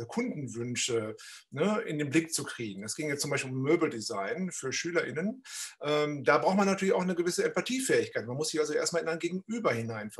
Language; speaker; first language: German; native; German